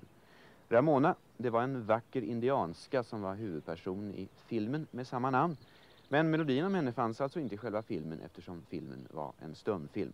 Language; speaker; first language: Swedish; native; Swedish